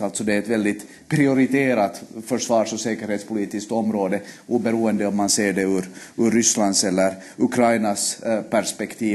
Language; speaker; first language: Swedish; native; Swedish